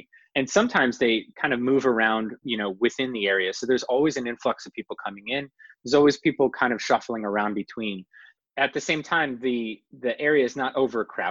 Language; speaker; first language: English; native; English